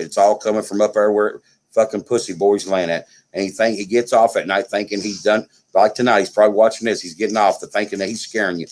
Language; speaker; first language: English; native; English